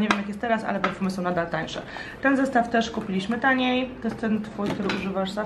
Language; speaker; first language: Polish; native; Polish